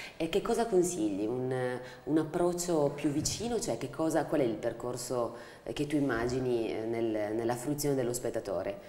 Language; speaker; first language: Italian; native; Italian